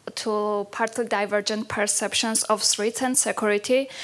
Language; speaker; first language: English; non-native, fluent; Georgian